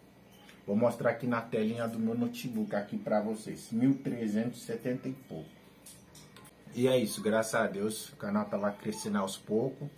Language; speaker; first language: Portuguese; non-native, learner; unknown